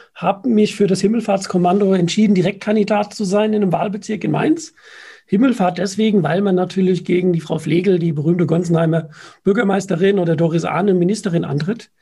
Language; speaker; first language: German; native; German